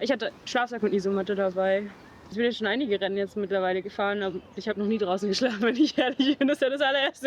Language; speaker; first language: German; native; German